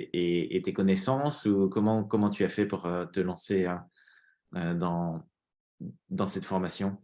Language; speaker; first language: French; native; French